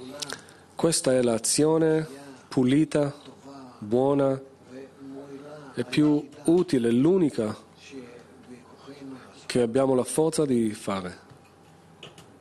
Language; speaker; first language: Italian; non-native, fluent; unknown